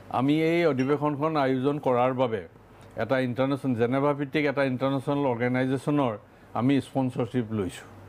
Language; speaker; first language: Assamese; native; Assamese